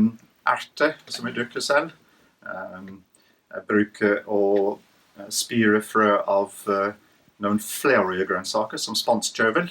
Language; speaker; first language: Norwegian; non-native, fluent; English